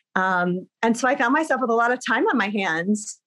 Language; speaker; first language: English; native; English